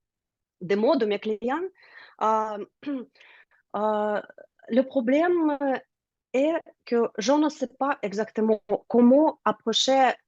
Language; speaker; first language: French; non-native, learner; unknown